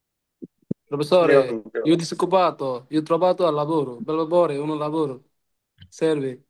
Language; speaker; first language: Italian; non-native, learner; Bangla